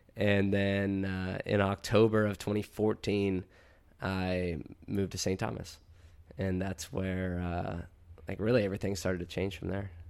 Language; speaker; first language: English; native; English